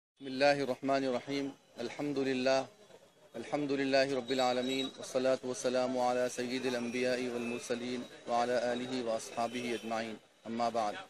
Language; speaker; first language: Urdu; native; Urdu